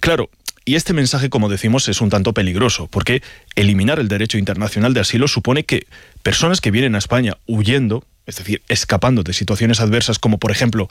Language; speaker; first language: Spanish; native; Spanish